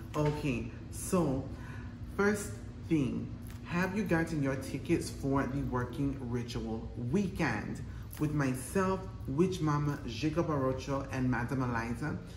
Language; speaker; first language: English; native; English